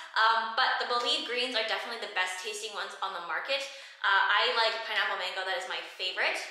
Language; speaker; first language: English; native; English